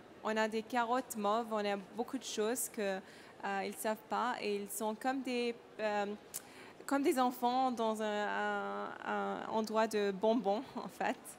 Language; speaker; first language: French; non-native, learner; Arabic